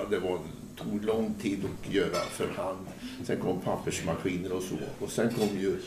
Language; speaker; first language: Swedish; native; Swedish